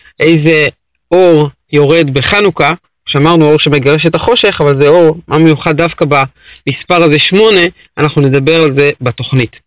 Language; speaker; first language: Hebrew; native; Hebrew